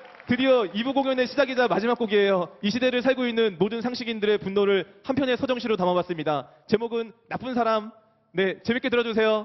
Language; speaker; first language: Korean; native; Korean